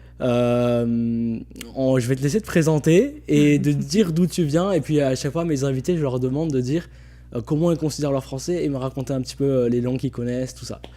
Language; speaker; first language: French; native; French